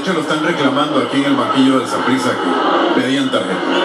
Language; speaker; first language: Spanish; native; Spanish